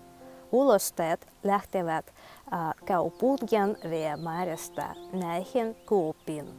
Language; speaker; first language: Finnish; non-native, fluent; Russian